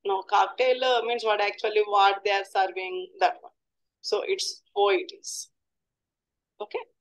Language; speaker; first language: English; non-native, local second language; Telugu